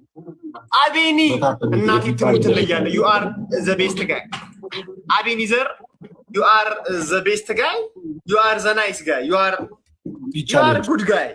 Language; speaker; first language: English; non-native, learner; Amharic